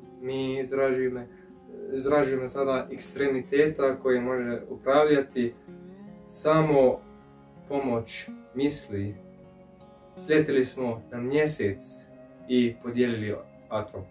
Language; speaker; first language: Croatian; early bilingual, heritage; English